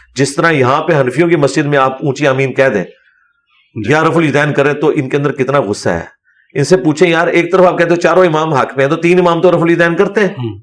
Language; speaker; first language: Urdu; native; Urdu